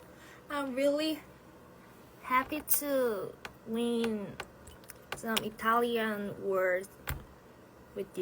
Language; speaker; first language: English; non-native, learner; Korean